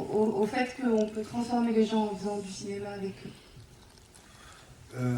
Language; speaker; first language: French; native; French